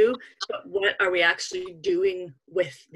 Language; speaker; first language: English; native; English